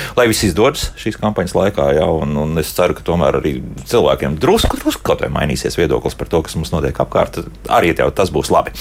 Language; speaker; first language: Latvian; non-native, fluent; Spanish